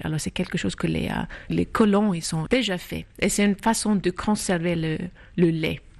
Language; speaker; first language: French; non-native, fluent; Icelandic